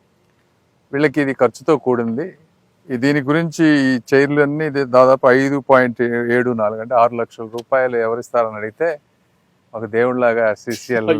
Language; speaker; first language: Telugu; native; Telugu